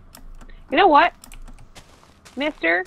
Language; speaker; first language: English; native; English